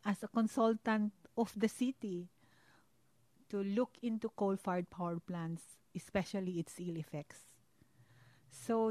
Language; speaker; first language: English; non-native, local second language; Hiligaynon